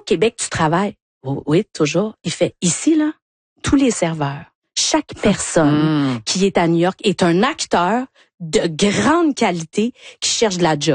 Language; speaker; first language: French; native; French